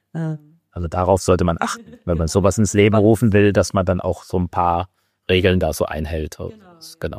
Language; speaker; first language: German; native; German